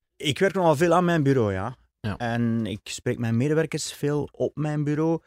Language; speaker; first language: Dutch; native; Dutch